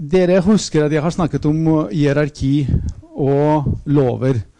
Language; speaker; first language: Norwegian; non-native, fluent; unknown